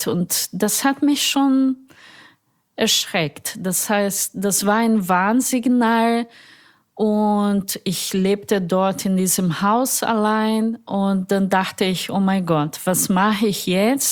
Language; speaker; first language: German; non-native, fluent; Portuguese